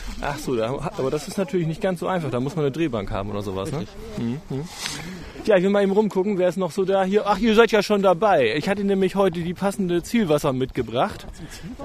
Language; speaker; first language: German; native; German